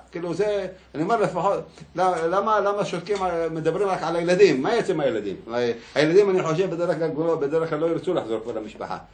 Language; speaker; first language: Hebrew; early bilingual, other home language; Arabic